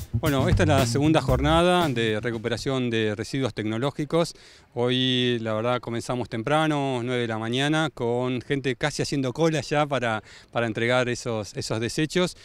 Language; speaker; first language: Spanish; native; Spanish